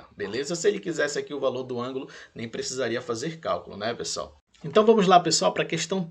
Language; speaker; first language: Portuguese; native; Portuguese